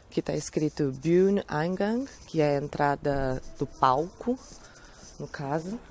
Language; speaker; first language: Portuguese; native; Portuguese